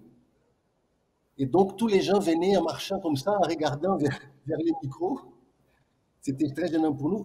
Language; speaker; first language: French; non-native, fluent; Portuguese